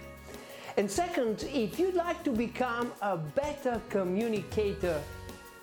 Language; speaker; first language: English; non-native, fluent; Bulgarian